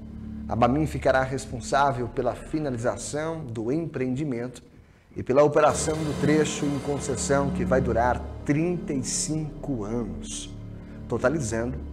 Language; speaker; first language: Portuguese; native; Portuguese